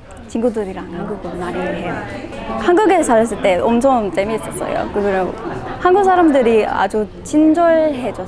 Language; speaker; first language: Korean; non-native, learner; English